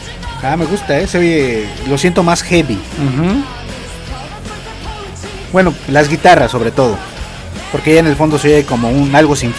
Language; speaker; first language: Spanish; native; Spanish